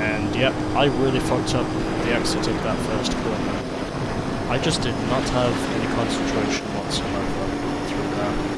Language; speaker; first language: English; native; English